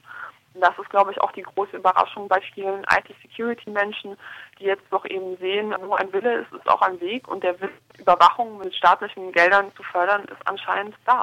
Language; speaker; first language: German; native; German